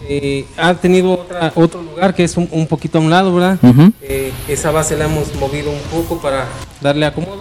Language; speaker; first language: Spanish; native; Spanish